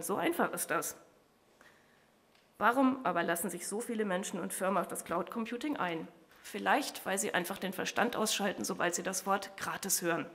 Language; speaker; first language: German; native; German